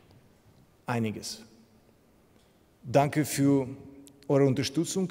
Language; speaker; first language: German; non-native, fluent; Ukrainian